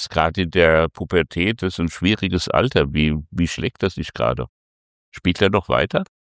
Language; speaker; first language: German; native; German